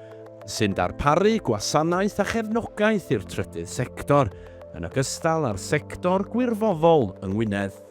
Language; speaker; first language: Welsh; native; Welsh